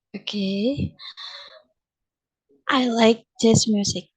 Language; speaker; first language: English; non-native, learner; Indonesian